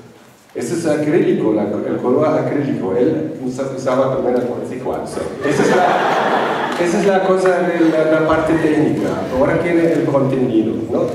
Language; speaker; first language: Spanish; non-native, fluent; German